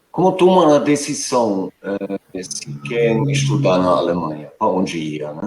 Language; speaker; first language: Portuguese; non-native, fluent; German